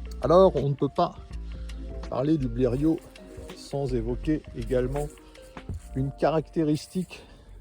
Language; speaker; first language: French; native; French